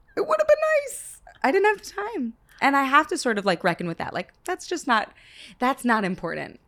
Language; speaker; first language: English; early bilingual, other home language; Hebrew